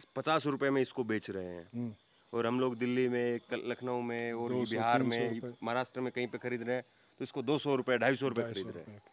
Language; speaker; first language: Hindi; native; Hindi